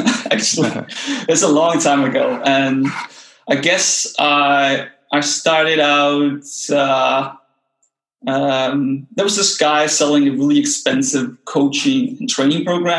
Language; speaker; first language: English; non-native, fluent; Danish